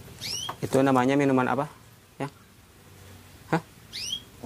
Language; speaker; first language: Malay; non-native, local second language; Sundanese